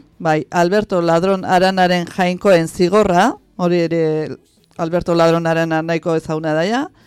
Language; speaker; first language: Basque; native; Basque